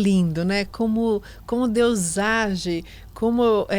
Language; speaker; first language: Portuguese; native; Portuguese